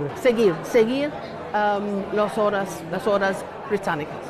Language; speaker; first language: Spanish; non-native, learner; English